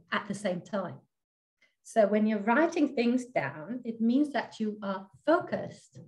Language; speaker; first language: English; non-native, fluent; Danish